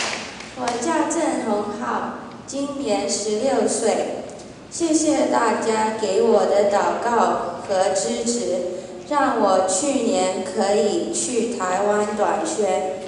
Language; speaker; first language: Chinese; early bilingual, heritage; Chinese